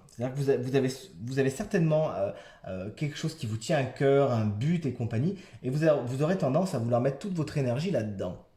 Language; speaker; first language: French; native; French